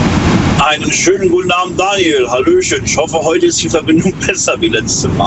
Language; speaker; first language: German; native; German